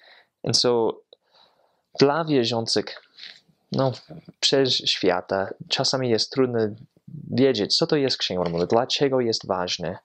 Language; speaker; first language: Polish; non-native, fluent; English